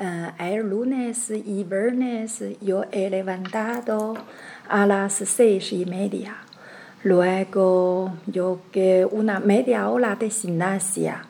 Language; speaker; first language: Spanish; non-native, learner; Chinese